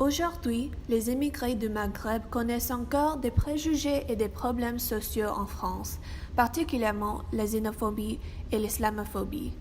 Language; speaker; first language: French; non-native, learner; English